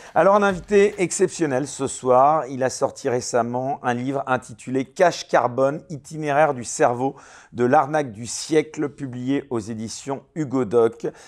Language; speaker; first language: French; native; French